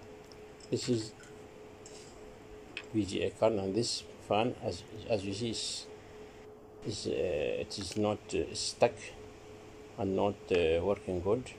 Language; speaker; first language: English; non-native, learner; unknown